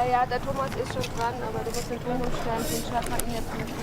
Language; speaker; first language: German; native; German